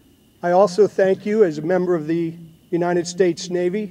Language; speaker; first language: English; native; English